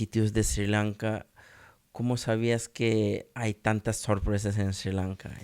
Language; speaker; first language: Spanish; non-native, learner; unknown